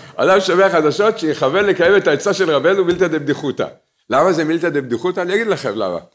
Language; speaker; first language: Hebrew; native; Hebrew